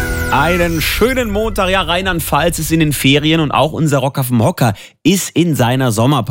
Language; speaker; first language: German; native; German